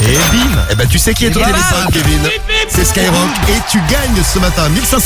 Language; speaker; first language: French; native; French